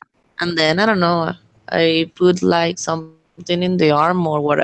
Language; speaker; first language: English; non-native, learner; Spanish